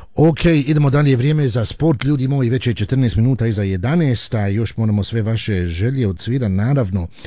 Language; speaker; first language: Croatian; early bilingual, heritage; Croatian